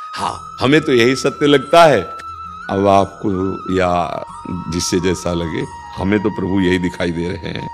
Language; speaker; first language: Hindi; native; Hindi